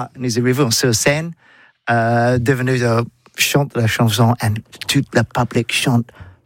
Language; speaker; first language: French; non-native, learner; English